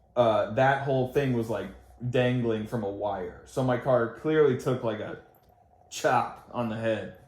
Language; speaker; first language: English; native; English